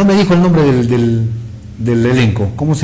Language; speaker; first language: Spanish; native; Spanish